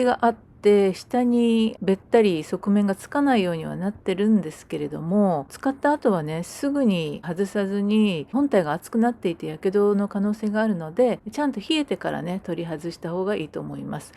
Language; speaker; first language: Japanese; native; Japanese